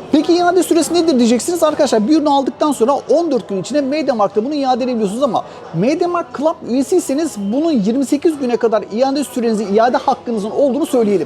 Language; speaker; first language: Turkish; native; Turkish